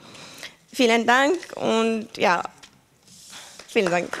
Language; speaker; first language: German; non-native, learner; Arabic